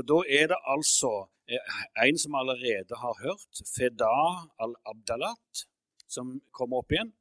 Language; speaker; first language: Norwegian; native; Norwegian